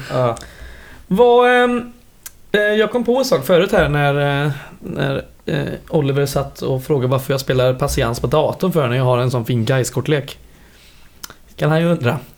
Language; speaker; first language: Swedish; native; Swedish